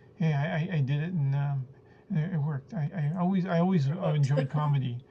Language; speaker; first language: English; early bilingual, other home language; Spanish